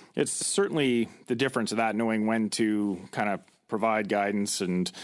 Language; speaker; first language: English; native; English